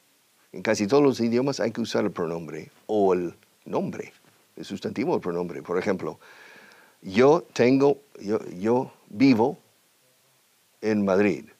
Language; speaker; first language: Spanish; non-native, fluent; English